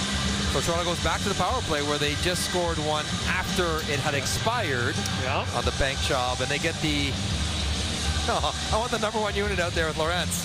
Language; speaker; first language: English; native; English